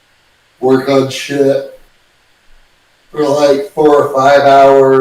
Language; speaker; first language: English; native; English